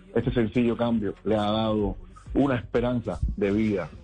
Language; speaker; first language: Spanish; native; Spanish